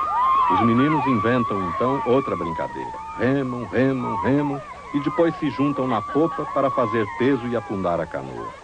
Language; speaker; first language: Portuguese; native; Portuguese